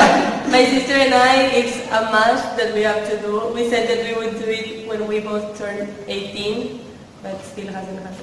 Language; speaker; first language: English; non-native, fluent; Spanish